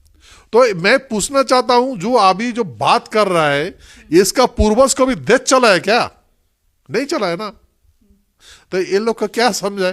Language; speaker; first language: Hindi; non-native, local second language; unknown